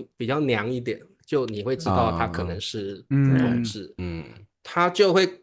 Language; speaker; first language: Chinese; native; Chinese